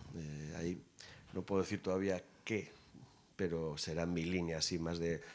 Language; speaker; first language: Spanish; native; Spanish